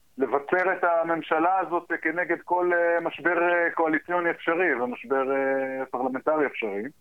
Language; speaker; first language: Hebrew; early bilingual, heritage; Hebrew